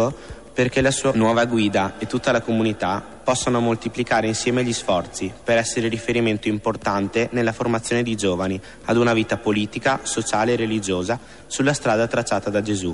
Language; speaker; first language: Italian; native; Italian